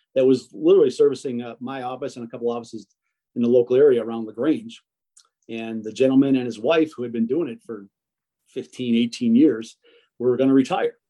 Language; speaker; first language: English; early bilingual, other home language; Italian